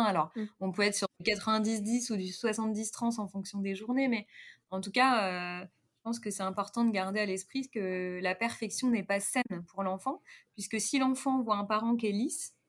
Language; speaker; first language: French; native; French